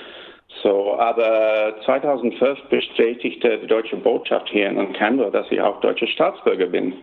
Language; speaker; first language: German; early bilingual, heritage; German